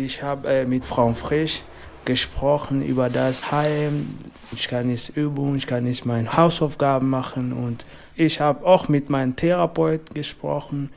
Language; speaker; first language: German; non-native, learner; French